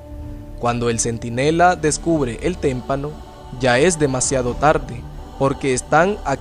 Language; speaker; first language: Spanish; native; Spanish